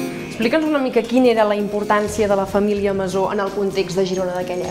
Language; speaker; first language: Catalan; native; Catalan